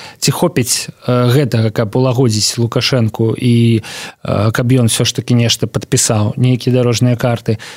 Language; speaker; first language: Belarusian; native; Belarusian